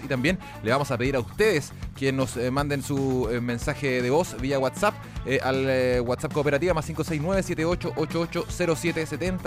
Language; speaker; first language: Spanish; native; Spanish